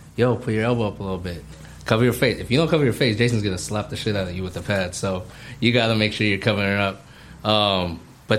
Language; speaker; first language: English; native; English